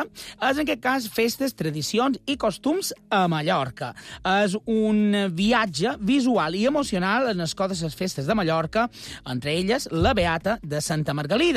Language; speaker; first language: Catalan; native; Catalan